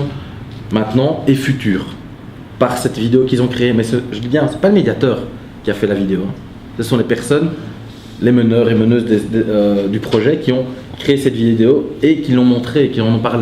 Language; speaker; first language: French; native; French